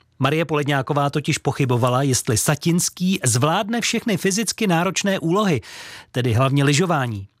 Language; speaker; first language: Czech; native; Czech